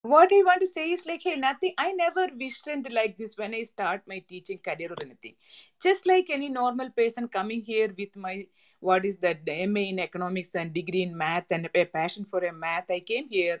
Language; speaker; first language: English; non-native, local second language; Malayalam